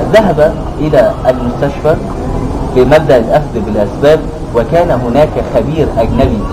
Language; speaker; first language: Arabic; native; Arabic